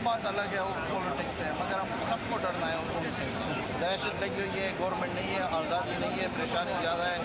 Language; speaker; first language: Hindi; non-native, fluent; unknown